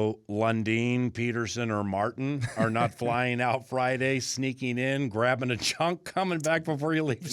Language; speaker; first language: English; native; English